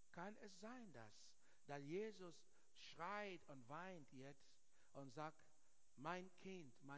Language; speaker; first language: German; non-native, learner; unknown